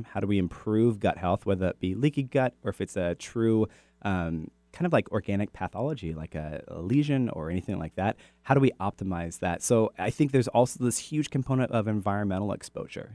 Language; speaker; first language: English; native; English